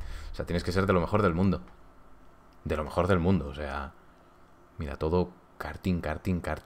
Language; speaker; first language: Spanish; native; Spanish